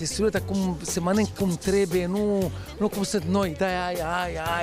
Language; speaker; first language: Romanian; non-native, learner; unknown